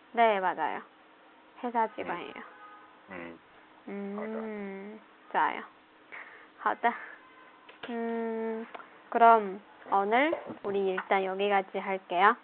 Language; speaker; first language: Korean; non-native, fluent; Chinese